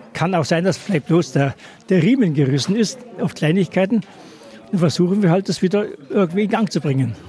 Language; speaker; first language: German; native; German